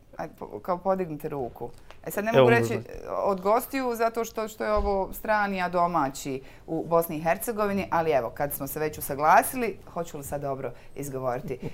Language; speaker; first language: Croatian; native; Croatian